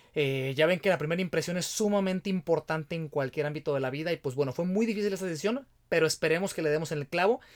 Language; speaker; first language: Spanish; native; Spanish